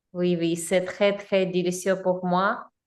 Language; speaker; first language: French; non-native, learner; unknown